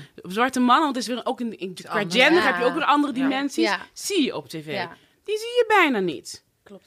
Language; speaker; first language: Dutch; native; Dutch